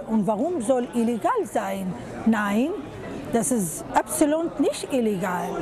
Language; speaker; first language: German; non-native, fluent; Arabic